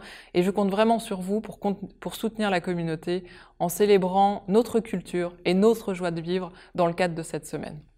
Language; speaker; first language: French; native; French